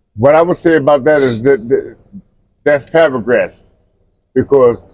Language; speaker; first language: English; native; English